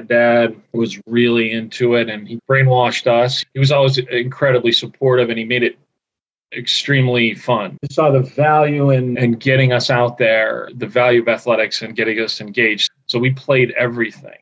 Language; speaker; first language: English; native; English